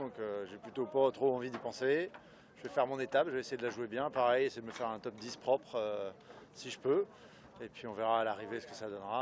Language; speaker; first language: French; native; French